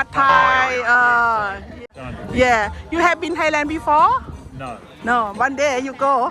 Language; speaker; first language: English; non-native, learner; Thai